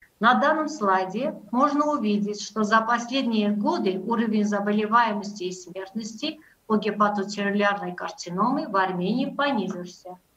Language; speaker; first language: Russian; non-native, local second language; Armenian